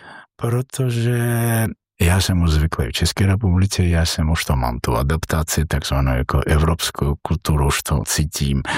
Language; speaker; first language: Czech; non-native, learner; Georgian